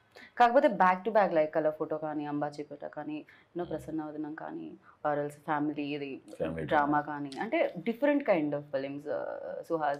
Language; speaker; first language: Telugu; native; Telugu